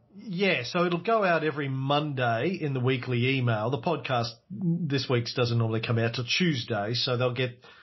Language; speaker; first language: English; native; English